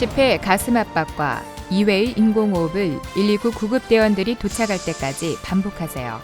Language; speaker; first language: Korean; non-native, fluent; Vietnamese